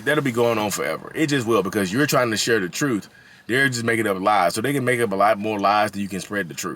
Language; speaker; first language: English; native; English